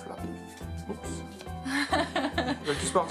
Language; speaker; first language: French; native; French